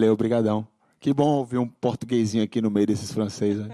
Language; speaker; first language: Portuguese; native; Portuguese